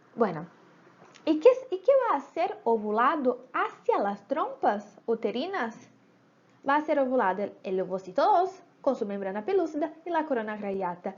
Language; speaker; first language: Spanish; native; Spanish